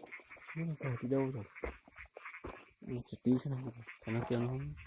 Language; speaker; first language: Vietnamese; non-native, local second language; Hmong